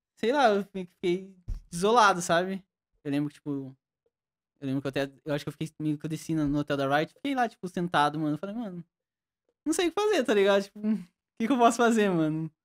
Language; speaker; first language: Portuguese; native; Portuguese